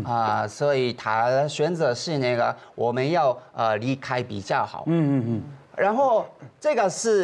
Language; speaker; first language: Chinese; non-native, fluent; Japanese